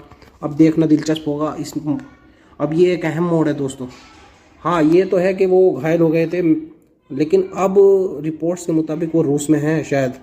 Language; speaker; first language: Hindi; native; Hindi